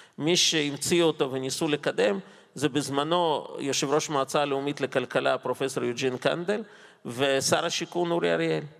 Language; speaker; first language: Hebrew; non-native, fluent; Russian